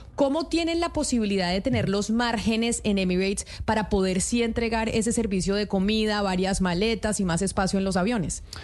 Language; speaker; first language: Spanish; native; Spanish